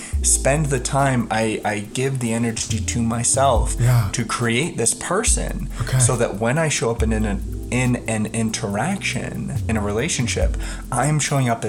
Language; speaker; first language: English; native; English